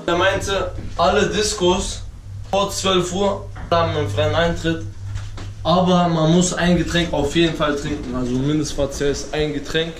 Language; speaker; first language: German; early bilingual, other home language; Turkish